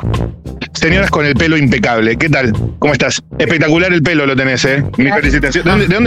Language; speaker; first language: Spanish; native; Spanish